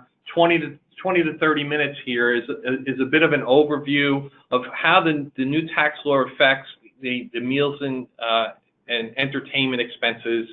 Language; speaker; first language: English; native; English